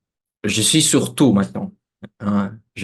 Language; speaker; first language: French; non-native, fluent; Portuguese